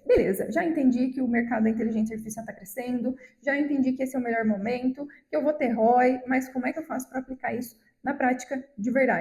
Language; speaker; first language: Portuguese; native; Portuguese